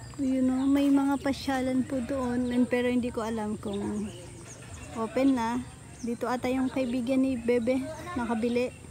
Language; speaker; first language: Filipino; non-native, local second language; Pampanga